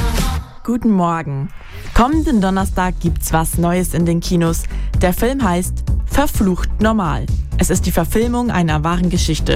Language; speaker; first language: German; native; German